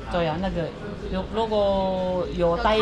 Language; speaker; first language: Chinese; non-native, learner; Filipino